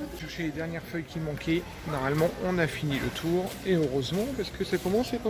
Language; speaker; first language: French; native; French